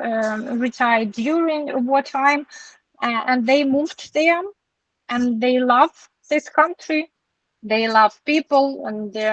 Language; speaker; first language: English; non-native, learner; Ukrainian